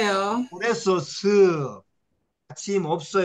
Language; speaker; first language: Spanish; non-native, learner; Korean